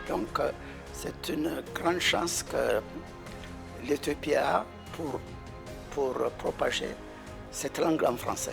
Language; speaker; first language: French; non-native, fluent; Amharic